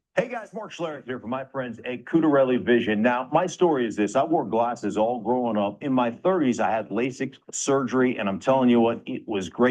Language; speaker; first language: English; native; English